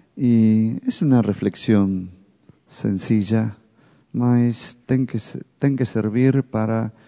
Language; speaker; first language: Portuguese; non-native, learner; Spanish